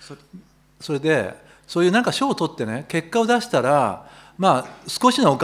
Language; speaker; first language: Japanese; native; Japanese